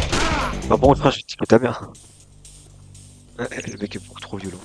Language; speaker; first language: French; native; French